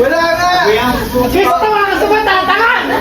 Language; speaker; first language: Filipino; native; Filipino